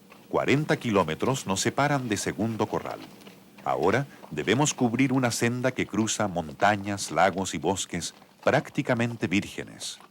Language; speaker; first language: Spanish; native; Spanish